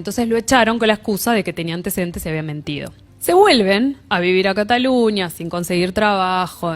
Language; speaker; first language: Spanish; native; Spanish